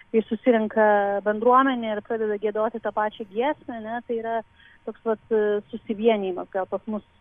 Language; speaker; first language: Lithuanian; native; Lithuanian